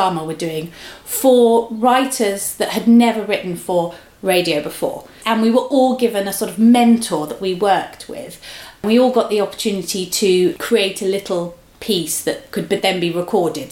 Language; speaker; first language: English; native; English